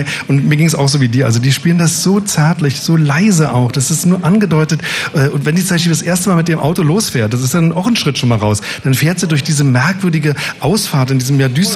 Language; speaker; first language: German; native; German